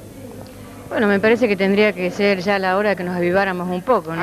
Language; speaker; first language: Spanish; native; Spanish